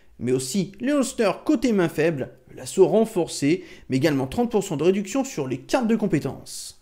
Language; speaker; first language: French; native; French